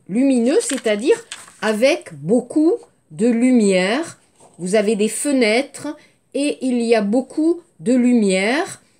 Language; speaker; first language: French; native; French